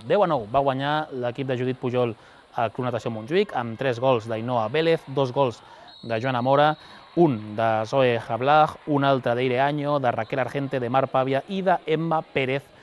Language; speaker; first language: Catalan; native; Catalan